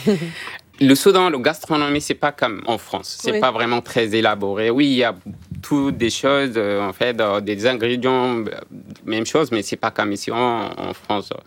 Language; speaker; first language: French; non-native, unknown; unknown